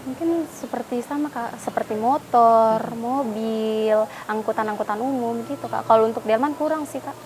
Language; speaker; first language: Indonesian; native; Indonesian